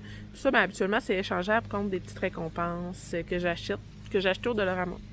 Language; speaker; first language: French; native; French